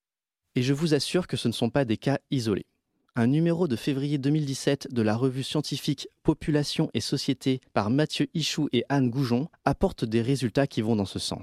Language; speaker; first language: French; native; French